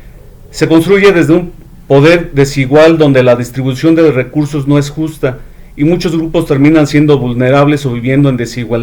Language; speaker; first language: Spanish; native; Spanish